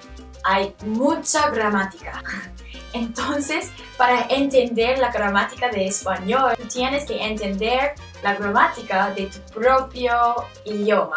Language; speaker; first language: Spanish; non-native, learner; English